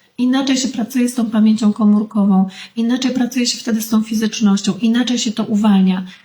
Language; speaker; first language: Polish; native; Polish